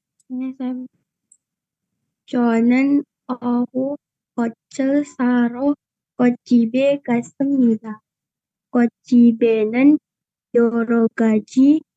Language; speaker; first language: Korean; non-native, learner; Indonesian